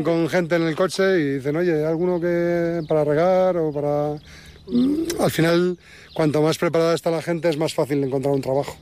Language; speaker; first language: Spanish; native; Spanish